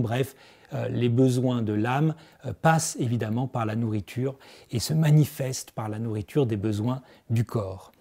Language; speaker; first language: French; native; French